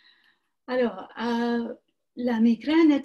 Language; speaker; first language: French; non-native, learner; English